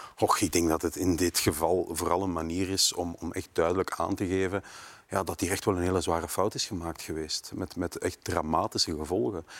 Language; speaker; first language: Dutch; native; Dutch